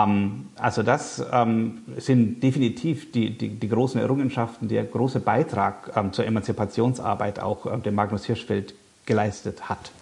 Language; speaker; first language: German; native; German